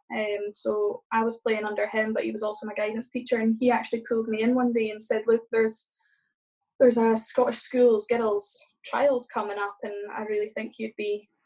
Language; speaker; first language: English; native; English